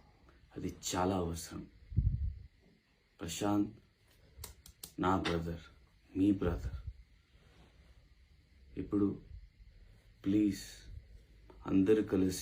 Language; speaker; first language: Telugu; non-native, local second language; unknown